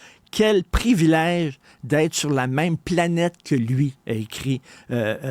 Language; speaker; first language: French; native; French